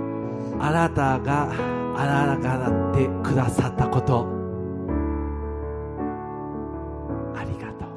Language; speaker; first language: Japanese; non-native, fluent; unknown